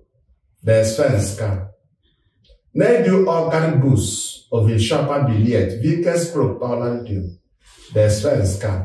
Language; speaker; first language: Swedish; non-native, fluent; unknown